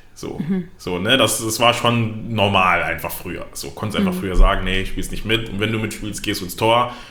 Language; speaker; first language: German; early bilingual, other home language; Lingala